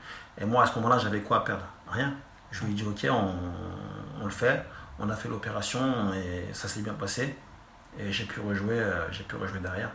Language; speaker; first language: French; native; French